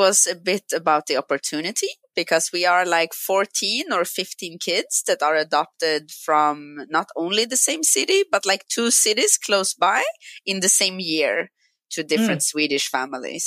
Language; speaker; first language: English; non-native, fluent; Swedish